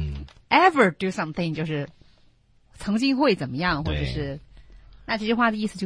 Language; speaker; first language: Chinese; native; Chinese